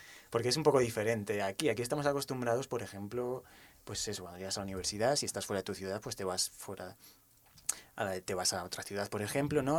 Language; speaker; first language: Spanish; native; Spanish